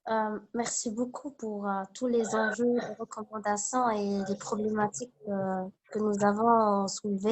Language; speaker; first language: French; non-native, local second language; Arabic